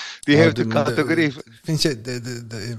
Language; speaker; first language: Dutch; non-native, learner; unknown